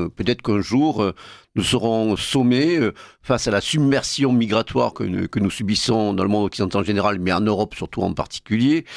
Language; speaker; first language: French; native; French